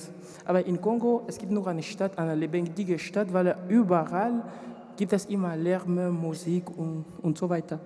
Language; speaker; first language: German; non-native, learner; French